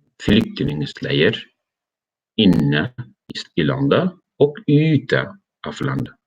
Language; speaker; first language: Norwegian; non-native, learner; Arabic